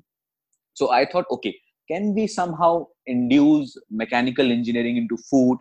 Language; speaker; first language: English; non-native, local second language; Hindi